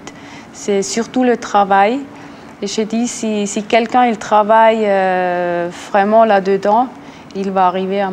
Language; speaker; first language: French; non-native, local second language; German